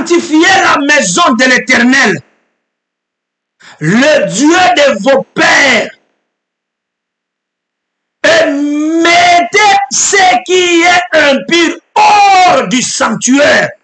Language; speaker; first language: French; non-native, local second language; Lingala